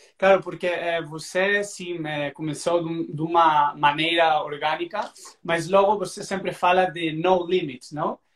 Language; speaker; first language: Portuguese; non-native, learner; Spanish